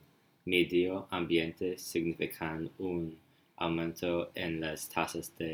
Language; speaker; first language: Spanish; non-native, learner; English